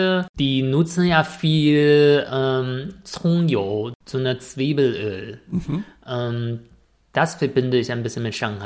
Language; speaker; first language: German; non-native, fluent; Chinese